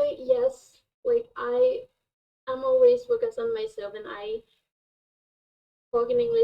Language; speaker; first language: English; non-native, fluent; Thai